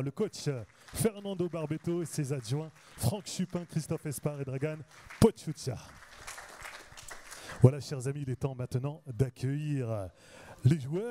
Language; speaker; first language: French; native; French